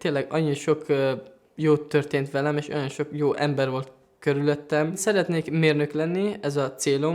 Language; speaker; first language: Hungarian; non-native, fluent; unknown